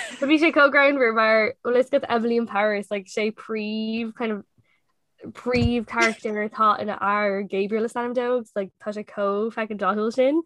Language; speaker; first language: Irish; non-native, local second language; English